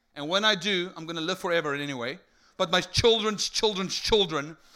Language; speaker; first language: English; non-native, local second language; Afrikaans